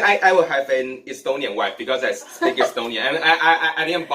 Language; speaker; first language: English; non-native, learner; Chinese